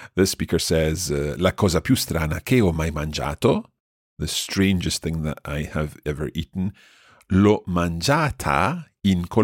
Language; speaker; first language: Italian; non-native, fluent; English